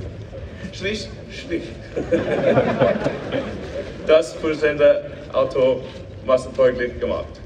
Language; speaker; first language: German; non-native, learner; English